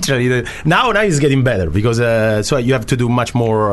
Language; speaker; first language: English; non-native, fluent; Italian